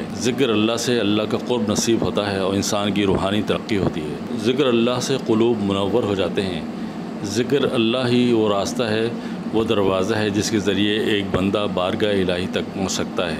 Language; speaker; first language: Urdu; native; Urdu